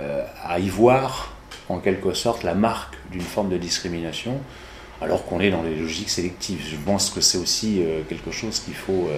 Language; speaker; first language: French; native; French